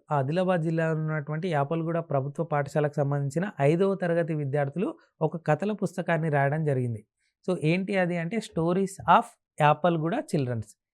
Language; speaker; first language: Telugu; native; Telugu